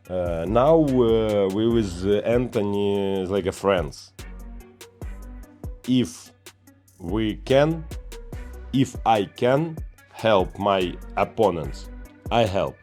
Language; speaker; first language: English; non-native, learner; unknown